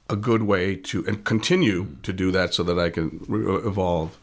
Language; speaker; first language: English; native; English